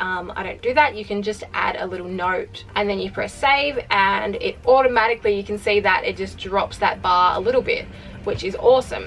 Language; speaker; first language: English; native; English